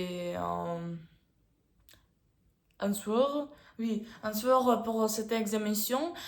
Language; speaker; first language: French; non-native, learner; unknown